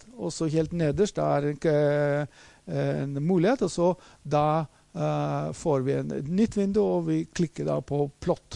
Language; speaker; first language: Norwegian; non-native, fluent; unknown